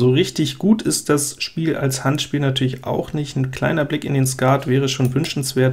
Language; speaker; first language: German; native; German